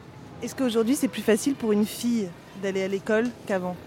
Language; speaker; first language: French; native; French